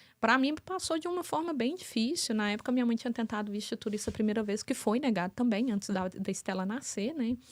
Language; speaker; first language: Portuguese; native; Portuguese